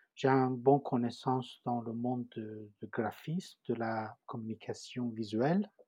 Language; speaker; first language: French; non-native, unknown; Persian